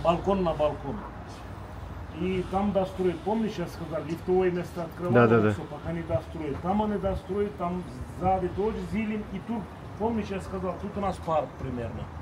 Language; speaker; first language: Russian; non-native, learner; Turkish